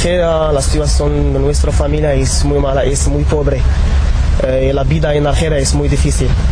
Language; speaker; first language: Spanish; non-native, learner; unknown